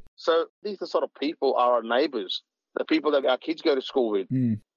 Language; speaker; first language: English; non-native, local second language; Punjabi